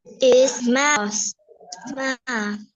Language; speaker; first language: English; non-native, learner; Vietnamese